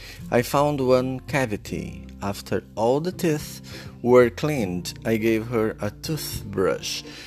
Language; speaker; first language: English; non-native, fluent; Portuguese